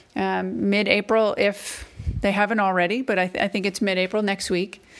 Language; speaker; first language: English; native; English